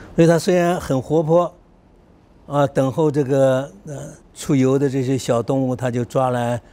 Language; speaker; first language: Chinese; native; Chinese